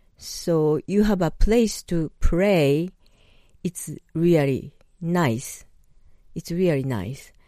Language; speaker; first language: English; non-native, learner; Japanese